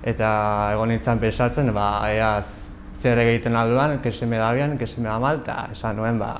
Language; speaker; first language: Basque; non-native, local second language; Spanish